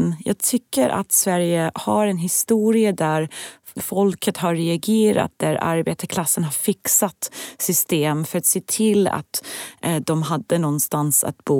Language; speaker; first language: Swedish; non-native, fluent; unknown